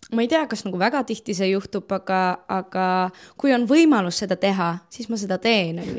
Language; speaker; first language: Estonian; non-native, local second language; Russian